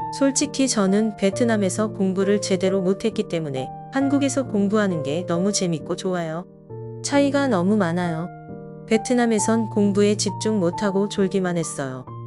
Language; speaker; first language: Korean; non-native, fluent; Vietnamese